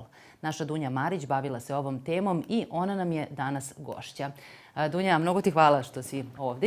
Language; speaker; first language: Serbian; native; Serbian